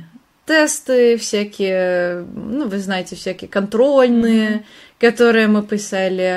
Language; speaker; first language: Russian; non-native, fluent; Hungarian